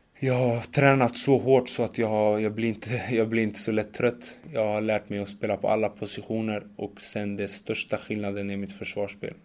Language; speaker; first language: Swedish; early bilingual, other home language; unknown